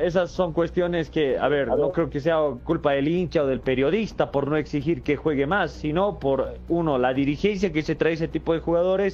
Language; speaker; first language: Spanish; native; Spanish